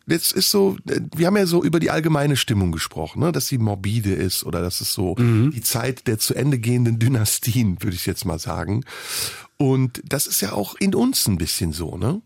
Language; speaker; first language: German; early bilingual, other home language; Turkish